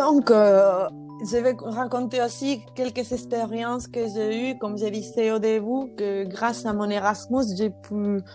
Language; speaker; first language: French; non-native, fluent; Spanish